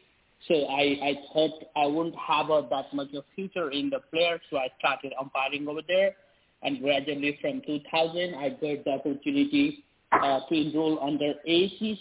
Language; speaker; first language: English; non-native, local second language; Nepali